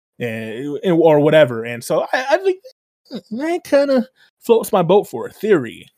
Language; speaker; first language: English; native; English